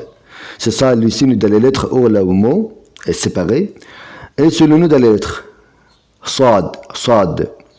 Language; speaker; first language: French; non-native, fluent; Arabic